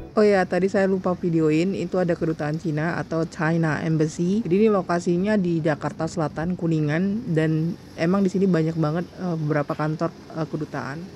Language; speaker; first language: Indonesian; native; Indonesian